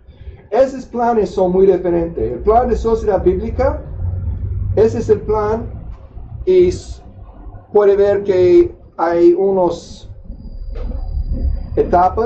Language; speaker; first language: Spanish; non-native, fluent; English